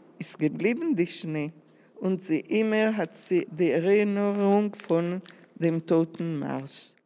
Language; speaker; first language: German; non-native, learner; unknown